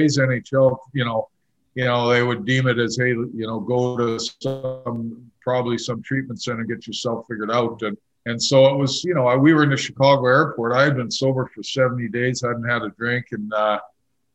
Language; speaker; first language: English; native; English